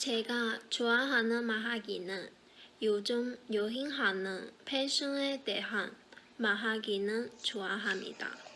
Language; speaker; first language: Korean; non-native, learner; Chinese